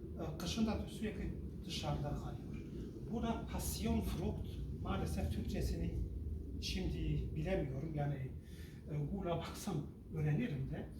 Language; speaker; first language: Turkish; non-native, local second language; Kurdish